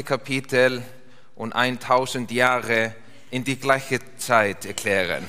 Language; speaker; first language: German; non-native, fluent; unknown